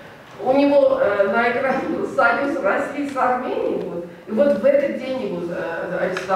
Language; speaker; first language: Russian; non-native, local second language; Armenian